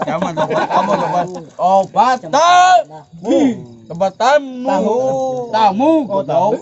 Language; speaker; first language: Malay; non-native, local second language; Sundanese